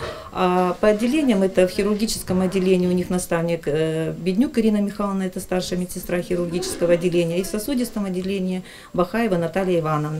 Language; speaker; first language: Russian; native; Russian